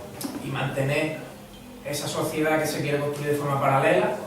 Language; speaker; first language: Spanish; native; Spanish